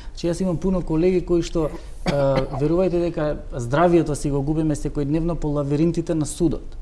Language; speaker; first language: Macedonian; non-native, local second language; Turkish